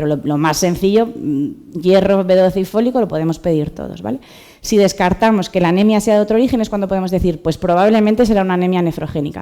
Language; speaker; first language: Spanish; native; Spanish